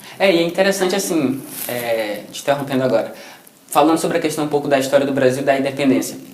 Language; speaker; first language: Portuguese; native; Portuguese